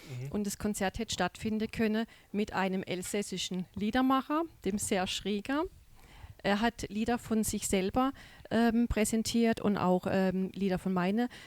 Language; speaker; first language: German; native; German